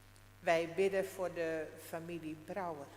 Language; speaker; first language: Dutch; non-native, local second language; Western Frisian